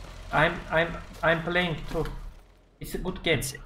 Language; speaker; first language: English; non-native, learner; Turkish